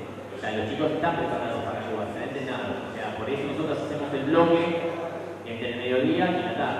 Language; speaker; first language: Spanish; native; Spanish